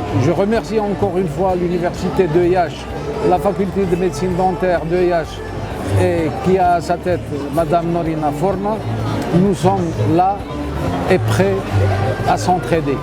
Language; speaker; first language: French; non-native, local second language; Arabic